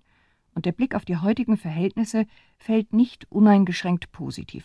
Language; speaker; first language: German; native; German